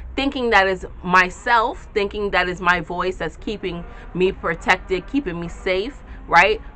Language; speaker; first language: English; native; English